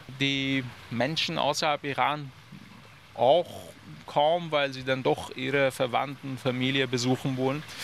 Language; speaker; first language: German; non-native, fluent; Persian